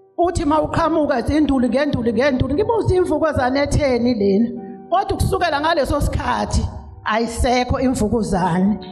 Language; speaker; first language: Zulu; native; Zulu